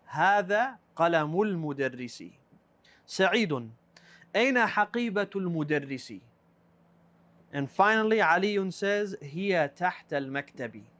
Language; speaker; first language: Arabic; non-native, fluent; English